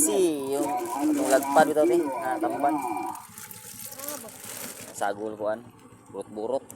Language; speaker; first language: Filipino; non-native, local second language; Cebuano